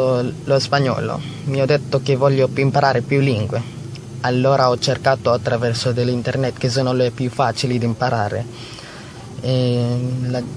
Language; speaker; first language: Italian; non-native, learner; Filipino